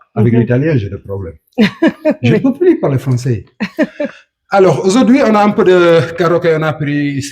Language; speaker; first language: French; non-native, local second language; Wolof